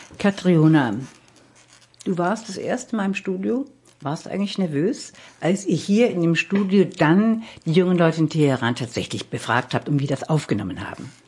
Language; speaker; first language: German; native; German